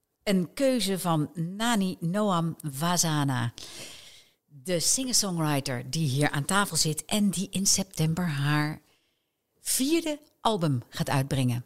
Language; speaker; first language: Dutch; native; Dutch